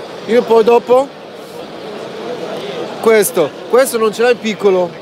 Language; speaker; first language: Italian; non-native, learner; Arabic